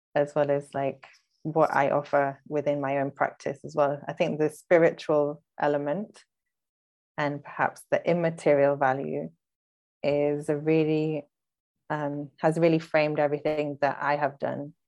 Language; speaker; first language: English; early bilingual, other home language; Hindi